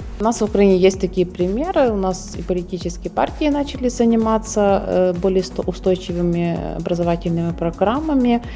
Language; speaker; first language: Russian; non-native, local second language; Ukrainian